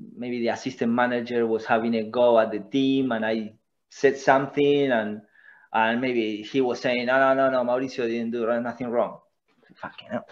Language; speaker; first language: English; non-native, fluent; Spanish